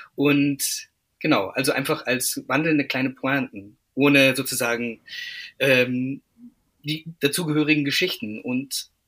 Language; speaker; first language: German; native; German